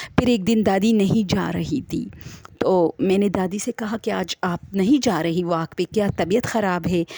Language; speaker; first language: Urdu; non-native, local second language; Pashto